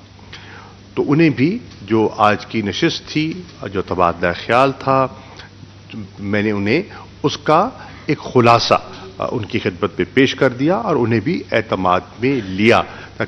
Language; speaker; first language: Urdu; non-native, local second language; Saraiki